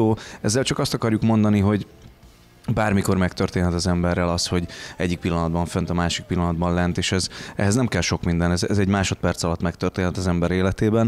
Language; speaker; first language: Hungarian; native; Hungarian